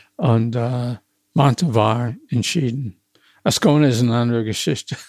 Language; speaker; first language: German; non-native, fluent; English